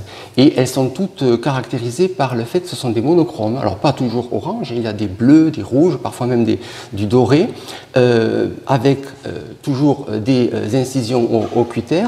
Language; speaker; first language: French; native; French